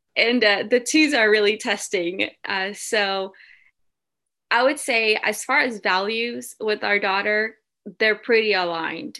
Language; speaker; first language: English; early bilingual, other home language; Spanish